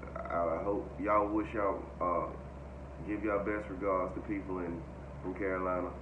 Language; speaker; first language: English; native; English